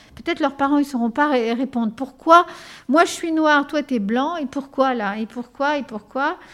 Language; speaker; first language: French; early bilingual, other home language; Spanish